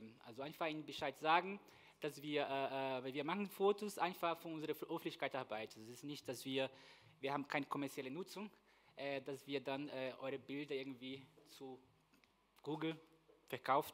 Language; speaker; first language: German; non-native, fluent; Portuguese